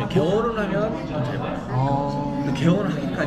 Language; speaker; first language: Korean; native; Korean